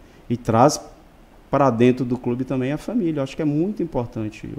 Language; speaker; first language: Portuguese; native; Portuguese